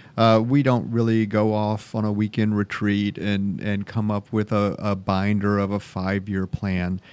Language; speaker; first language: English; native; English